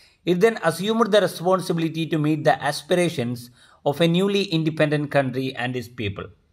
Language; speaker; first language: English; non-native, local second language; Malayalam